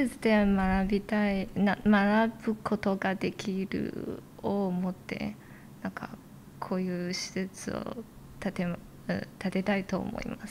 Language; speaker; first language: Japanese; non-native, fluent; Chinese